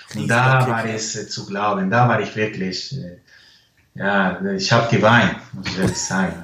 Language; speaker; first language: German; non-native, fluent; Spanish